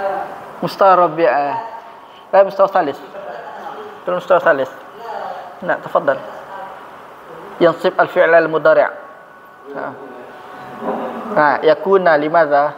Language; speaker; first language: Arabic; non-native, fluent; Indonesian